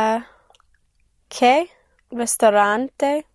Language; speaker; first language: Spanish; non-native, learner; English